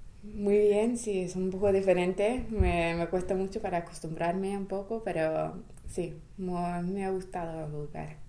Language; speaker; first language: Spanish; non-native, fluent; English